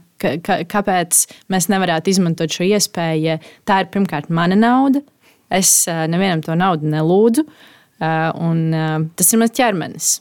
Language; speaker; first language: Latvian; native; Latvian